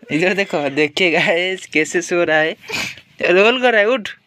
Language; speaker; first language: Hindi; non-native, local second language; Odia